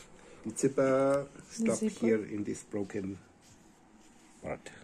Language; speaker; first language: English; non-native, learner; German